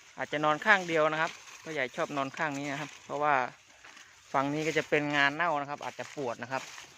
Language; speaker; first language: Thai; non-native, local second language; Khmer